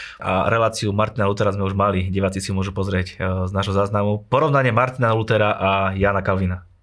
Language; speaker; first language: Slovak; native; Slovak